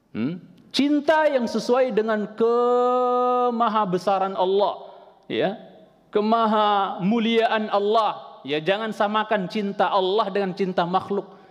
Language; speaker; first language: Indonesian; non-native, local second language; Sundanese